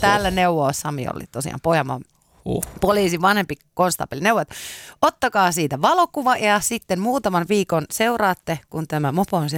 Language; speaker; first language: Finnish; native; Finnish